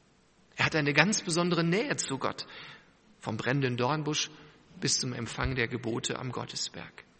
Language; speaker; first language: German; native; German